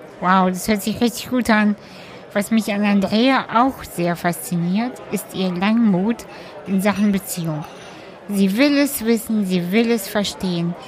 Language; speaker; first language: German; early bilingual, other home language; Russian